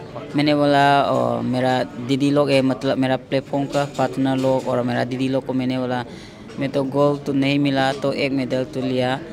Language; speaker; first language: Hindi; non-native, local second language; Manipuri